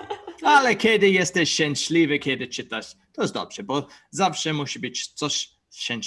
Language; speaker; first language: Polish; non-native, learner; English